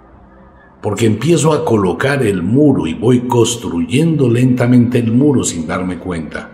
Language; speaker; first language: Spanish; native; Spanish